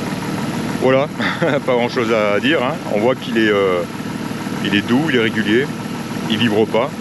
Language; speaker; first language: French; native; French